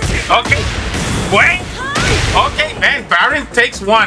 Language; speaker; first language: English; non-native, local second language; Spanish